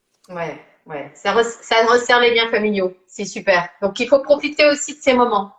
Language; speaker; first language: French; native; French